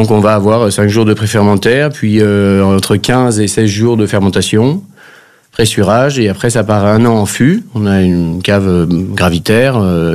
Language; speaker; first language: French; native; French